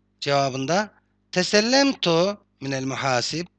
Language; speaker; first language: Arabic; non-native, fluent; Turkish